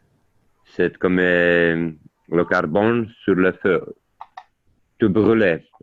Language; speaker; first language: French; non-native, learner; Italian